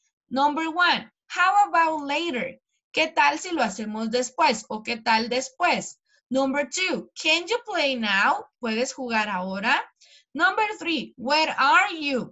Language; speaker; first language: Spanish; native; Spanish